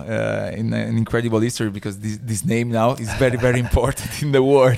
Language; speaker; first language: English; non-native, learner; Italian